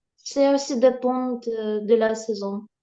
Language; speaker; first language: French; non-native, learner; Ukrainian